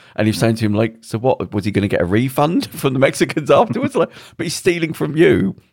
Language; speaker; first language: English; native; English